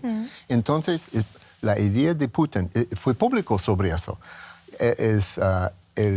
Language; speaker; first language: Spanish; non-native, learner; English